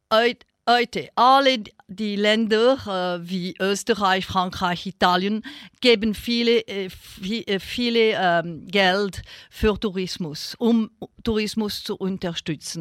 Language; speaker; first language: German; non-native, local second language; French